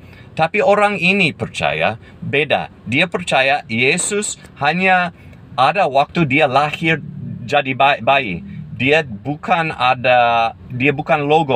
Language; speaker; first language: Indonesian; non-native, fluent; English